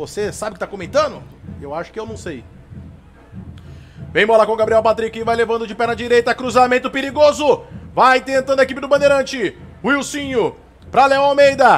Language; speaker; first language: Portuguese; native; Portuguese